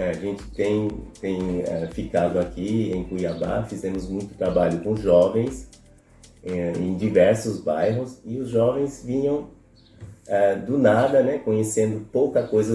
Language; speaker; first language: Portuguese; non-native, fluent; Spanish